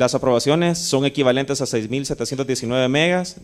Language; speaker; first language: Spanish; native; Spanish